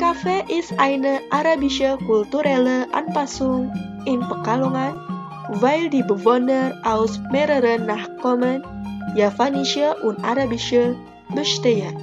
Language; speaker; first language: German; non-native, fluent; Indonesian